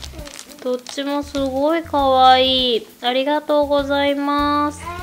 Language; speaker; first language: Japanese; native; Japanese